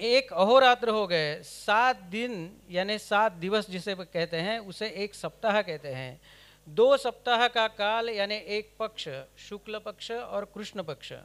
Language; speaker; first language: Hindi; non-native, local second language; Kannada